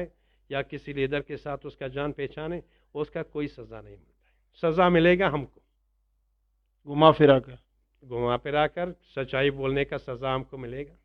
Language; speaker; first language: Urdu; non-native, learner; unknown